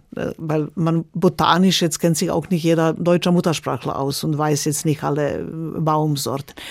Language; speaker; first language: German; non-native, fluent; Croatian